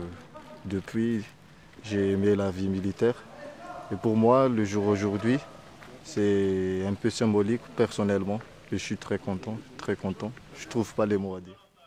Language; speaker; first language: French; non-native, learner; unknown